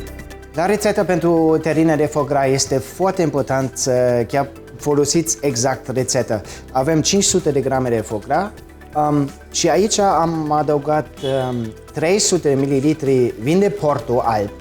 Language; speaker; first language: Romanian; non-native, fluent; German